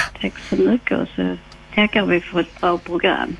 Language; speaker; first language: Swedish; native; Swedish